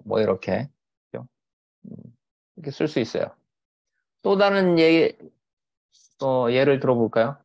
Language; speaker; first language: Korean; native; Korean